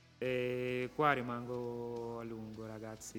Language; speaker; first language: Italian; non-native, local second language; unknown